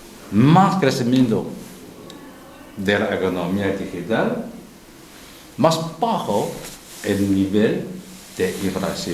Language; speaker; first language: Spanish; non-native, learner; Chinese